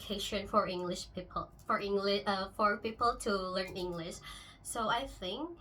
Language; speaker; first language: English; non-native, local second language; Indonesian